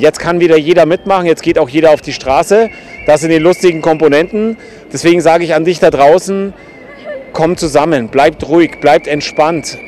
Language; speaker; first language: German; native; German